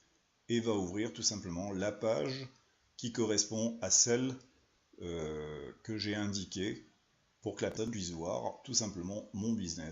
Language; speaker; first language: French; native; French